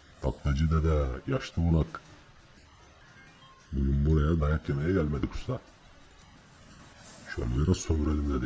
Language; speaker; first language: Turkish; native; Turkish